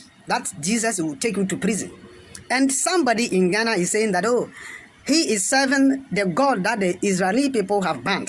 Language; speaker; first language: English; non-native, local second language; Akan